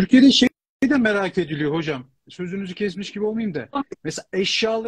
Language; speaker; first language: Turkish; native; Turkish